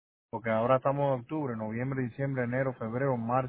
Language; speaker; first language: Spanish; native; Spanish